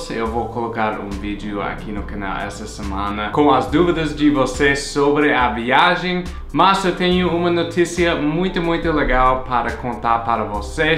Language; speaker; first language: Portuguese; non-native, fluent; English